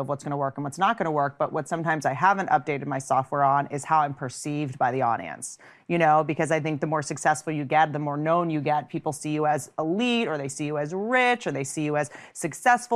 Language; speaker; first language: English; native; English